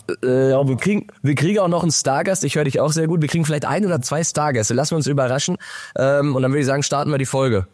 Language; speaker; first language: German; native; German